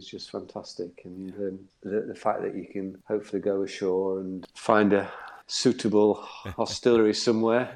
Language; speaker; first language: English; native; English